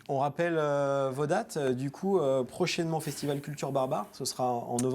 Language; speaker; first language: French; native; French